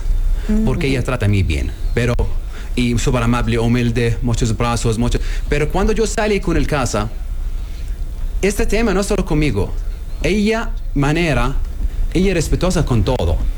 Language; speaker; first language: Spanish; non-native, learner; Arabic